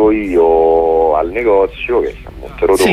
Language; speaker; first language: Italian; native; Italian